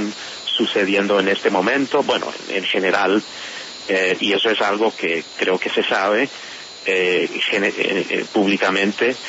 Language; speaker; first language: Spanish; non-native, fluent; English